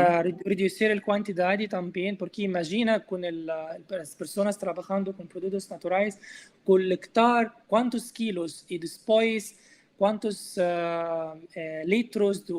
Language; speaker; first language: Spanish; non-native, learner; Arabic